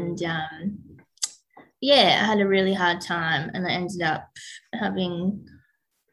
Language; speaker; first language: English; native; English